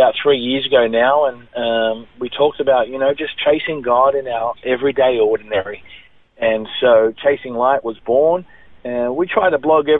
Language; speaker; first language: English; native; English